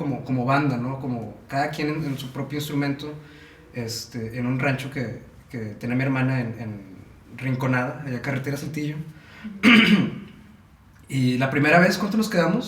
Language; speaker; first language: Spanish; native; Spanish